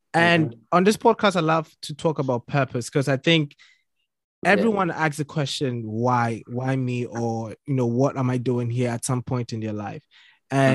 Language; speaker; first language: English; non-native, local second language; Akan